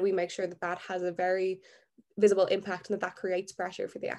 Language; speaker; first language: English; native; English